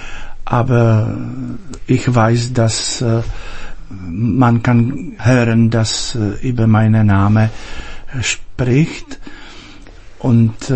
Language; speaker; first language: German; non-native, fluent; Czech